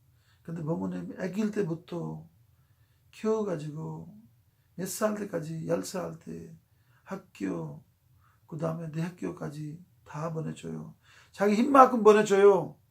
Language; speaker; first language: Korean; non-native, fluent; Urdu